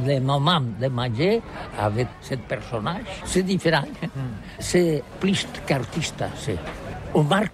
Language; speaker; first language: French; non-native, local second language; Catalan